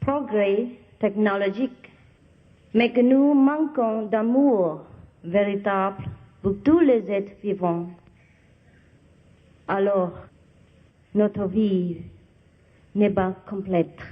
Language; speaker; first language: French; non-native, learner; Vietnamese